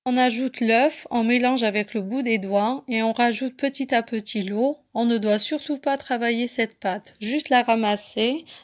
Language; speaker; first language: French; non-native, local second language; Arabic